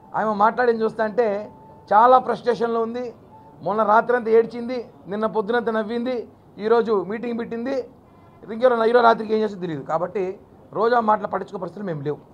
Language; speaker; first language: Telugu; native; Telugu